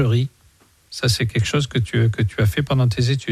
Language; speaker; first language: French; native; French